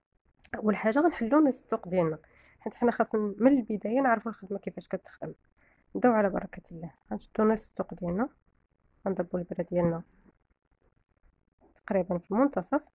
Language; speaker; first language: Arabic; native; Arabic